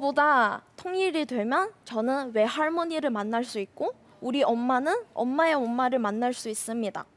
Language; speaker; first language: Korean; non-native, fluent; Chinese